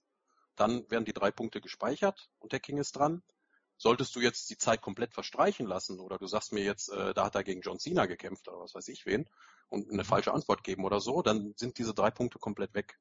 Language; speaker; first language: German; native; German